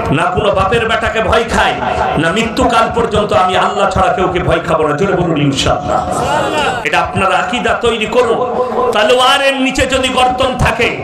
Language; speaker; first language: Bangla; native; Bangla